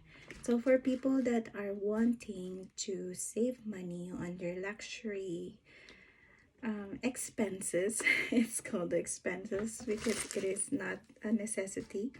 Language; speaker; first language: English; non-native, fluent; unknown